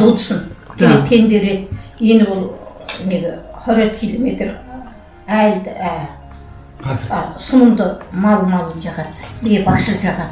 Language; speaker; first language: Mongolian; non-native, local second language; Kazakh